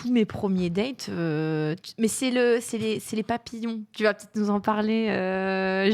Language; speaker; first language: French; native; French